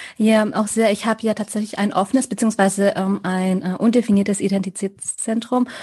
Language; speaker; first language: German; early bilingual, other home language; Vietnamese